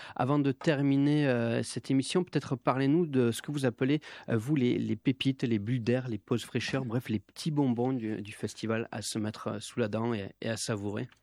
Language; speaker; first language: French; native; French